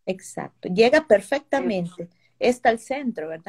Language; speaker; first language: Spanish; native; Spanish